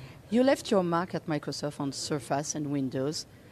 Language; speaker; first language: English; non-native, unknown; French